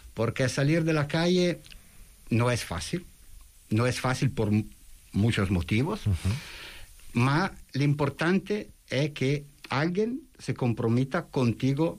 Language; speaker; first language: Spanish; non-native, fluent; Italian